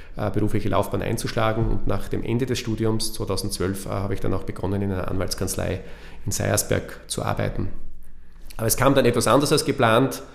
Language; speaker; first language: German; native; German